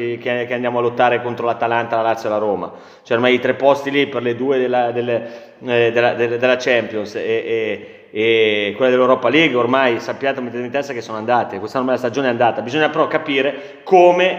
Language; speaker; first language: Italian; native; Italian